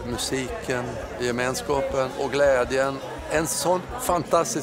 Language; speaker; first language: Swedish; native; Swedish